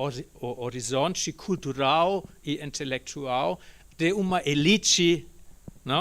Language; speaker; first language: Portuguese; non-native, fluent; German